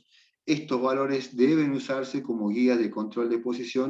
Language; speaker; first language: Spanish; native; Spanish